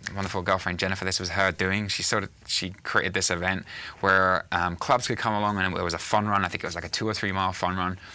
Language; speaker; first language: English; native; English